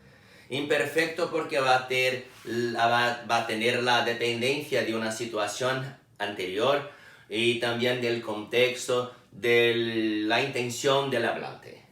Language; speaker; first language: Spanish; non-native, fluent; Portuguese